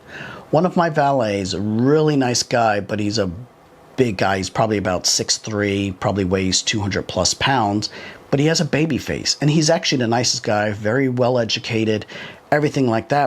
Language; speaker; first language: English; native; English